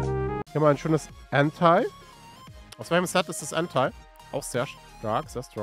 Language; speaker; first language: German; native; German